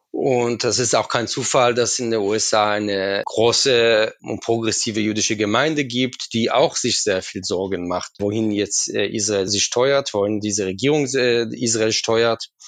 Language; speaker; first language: German; non-native, fluent; Hebrew